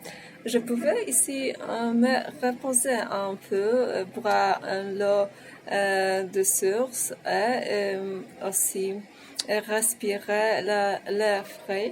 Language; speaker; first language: French; non-native, fluent; Polish